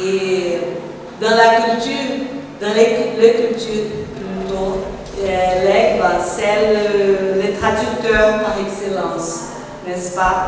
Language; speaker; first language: French; non-native, fluent; Portuguese